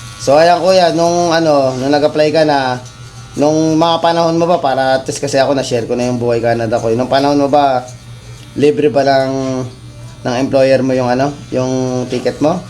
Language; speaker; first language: Filipino; native; Filipino